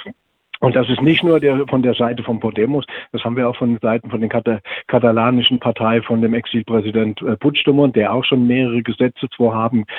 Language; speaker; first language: German; native; German